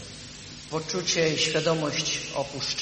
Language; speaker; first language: Polish; native; Polish